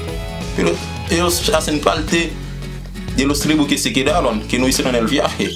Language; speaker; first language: Spanish; non-native, fluent; Haitian Creole